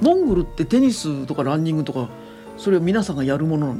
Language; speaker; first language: Japanese; native; Japanese